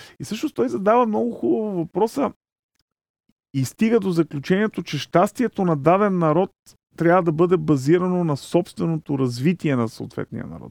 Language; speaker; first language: Bulgarian; native; Bulgarian